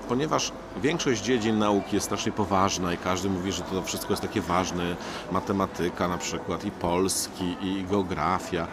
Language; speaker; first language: Polish; native; Polish